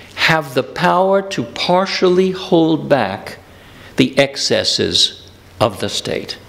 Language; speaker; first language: English; native; English